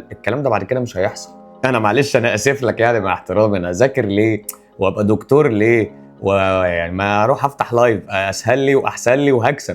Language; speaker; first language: Arabic; native; Arabic